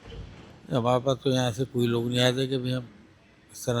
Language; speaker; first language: Hindi; native; Hindi